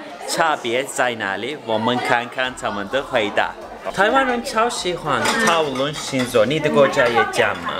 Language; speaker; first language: Chinese; non-native, learner; Turkish